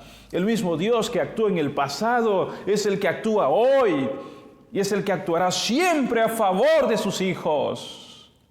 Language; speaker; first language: Spanish; native; Spanish